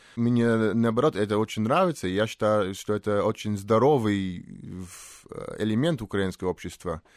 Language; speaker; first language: Russian; non-native, fluent; English